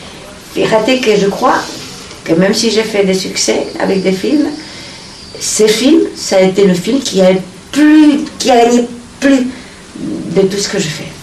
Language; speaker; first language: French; non-native, fluent; Spanish